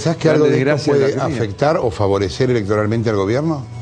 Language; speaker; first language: Spanish; native; Spanish